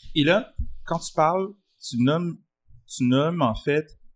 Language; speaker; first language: French; early bilingual, other home language; Arabic